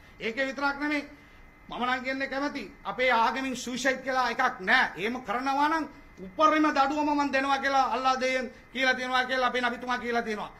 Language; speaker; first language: Sinhala; non-native, local second language; Tamil